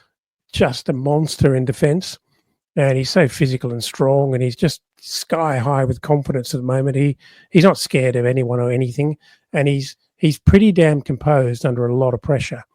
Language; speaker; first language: English; native; English